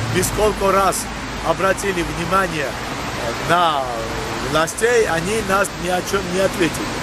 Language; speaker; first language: Russian; non-native, local second language; Georgian